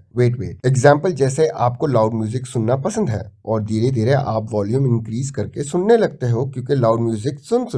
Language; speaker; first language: Hindi; native; Hindi